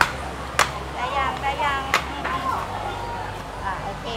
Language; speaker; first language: Thai; native; Thai